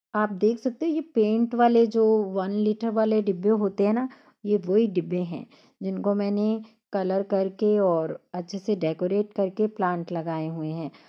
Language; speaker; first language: Hindi; native; Hindi